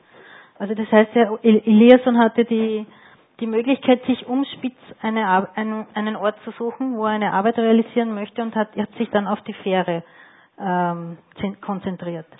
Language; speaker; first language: German; native; German